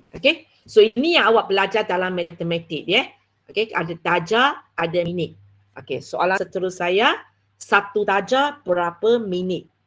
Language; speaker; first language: Malay; non-native, local second language; Chinese